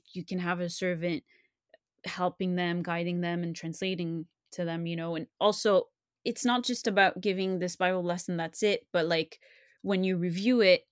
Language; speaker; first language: English; non-native, fluent; French